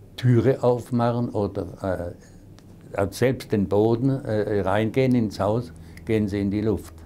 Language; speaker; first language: German; non-native, local second language; Swiss German